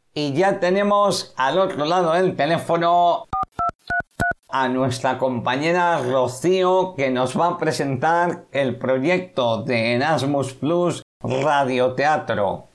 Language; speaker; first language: Spanish; native; Spanish